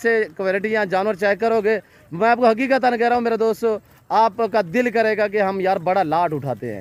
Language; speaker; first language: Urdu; non-native, local second language; Saraiki